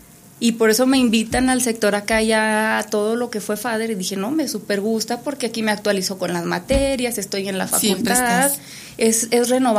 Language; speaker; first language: Spanish; native; Spanish